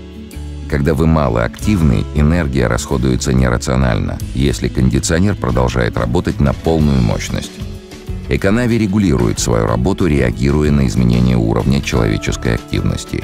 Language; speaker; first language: Russian; native; Russian